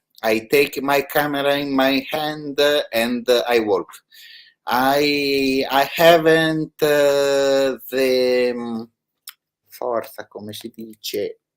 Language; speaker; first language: English; non-native, learner; Italian